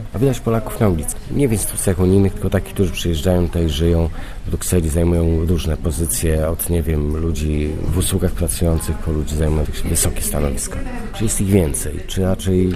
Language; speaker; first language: Polish; native; Polish